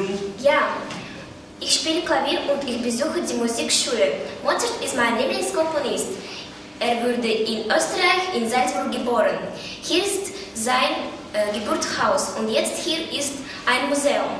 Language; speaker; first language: German; non-native, learner; Russian